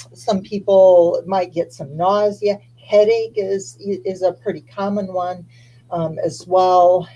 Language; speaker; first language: English; early bilingual, other home language; Spanish